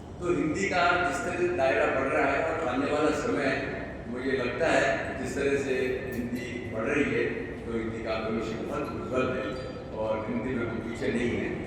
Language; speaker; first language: Hindi; native; Hindi